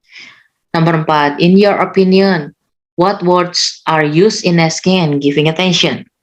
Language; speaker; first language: English; non-native, learner; Indonesian